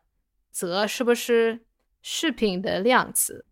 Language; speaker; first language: Chinese; non-native, fluent; English